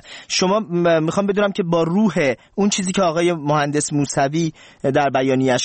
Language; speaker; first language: Persian; native; Persian